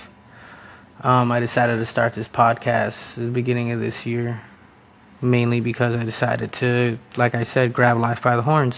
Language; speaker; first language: English; early bilingual, other home language; Spanish